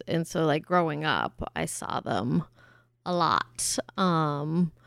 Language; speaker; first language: English; early bilingual, other home language; German